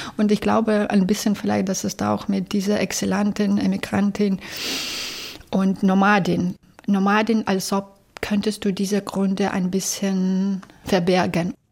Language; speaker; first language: German; non-native, fluent; Belarusian